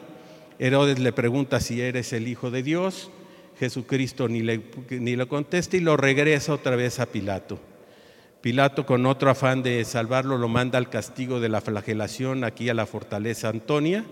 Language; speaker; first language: Spanish; native; Spanish